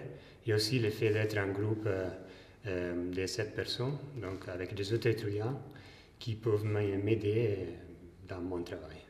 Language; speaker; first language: French; non-native, fluent; Italian